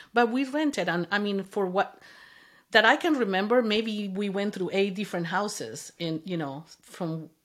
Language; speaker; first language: English; non-native, fluent; Spanish